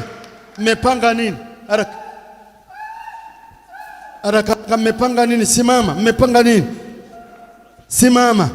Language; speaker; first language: Swahili; native; Swahili